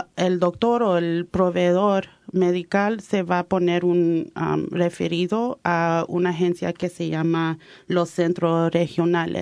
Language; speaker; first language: Spanish; early bilingual, heritage; Spanish